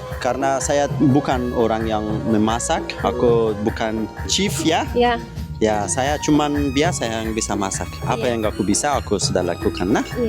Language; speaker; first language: Indonesian; non-native, learner; Persian